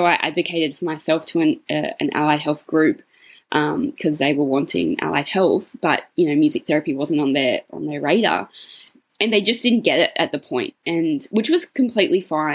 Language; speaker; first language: English; native; English